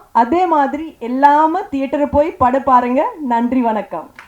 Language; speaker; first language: Tamil; non-native, fluent; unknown